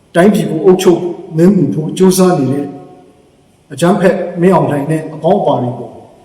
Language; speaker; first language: Burmese; non-native, local second language; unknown